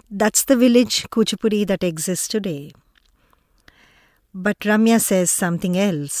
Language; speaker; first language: English; non-native, local second language; Telugu